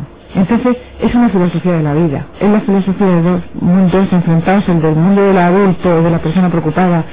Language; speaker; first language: Spanish; native; Spanish